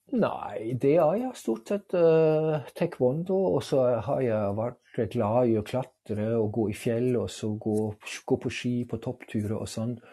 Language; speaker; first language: Norwegian; non-native, fluent; German